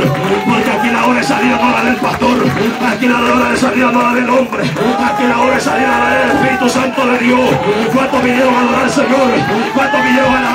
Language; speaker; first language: Spanish; native; Spanish